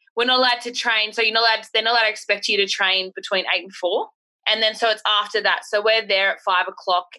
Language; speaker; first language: English; native; English